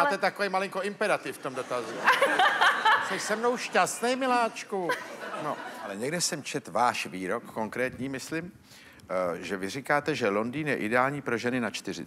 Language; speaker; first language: Czech; native; Czech